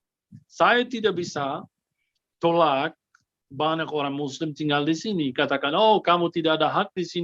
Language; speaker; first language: Indonesian; non-native, fluent; Arabic